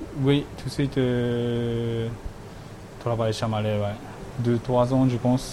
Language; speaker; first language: French; non-native, fluent; Japanese